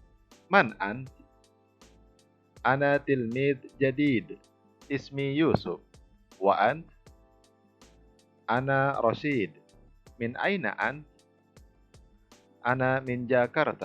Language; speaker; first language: Arabic; non-native, fluent; Indonesian